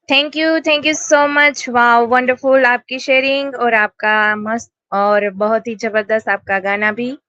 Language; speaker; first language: Hindi; native; Hindi